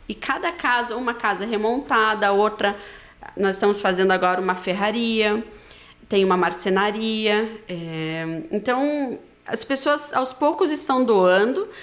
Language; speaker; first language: Portuguese; native; Portuguese